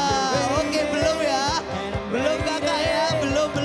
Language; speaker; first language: Indonesian; native; Indonesian